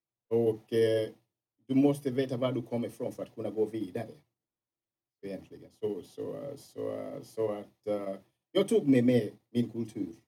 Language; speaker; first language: Swedish; non-native, fluent; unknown